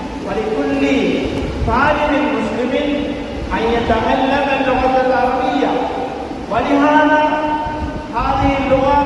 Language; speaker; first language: Arabic; non-native, learner; Tamil